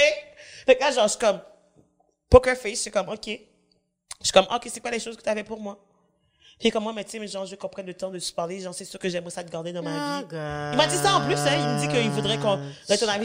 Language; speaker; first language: French; native; French